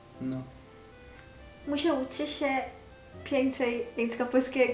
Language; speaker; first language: Polish; non-native, learner; Korean